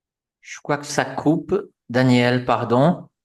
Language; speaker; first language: French; non-native, fluent; Portuguese